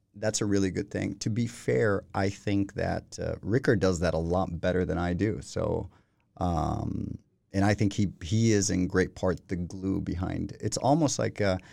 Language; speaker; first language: English; non-native, fluent; Spanish